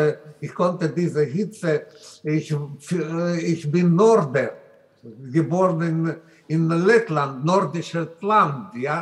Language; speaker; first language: German; non-native, learner; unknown